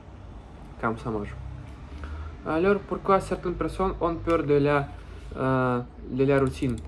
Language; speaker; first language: French; non-native, learner; Russian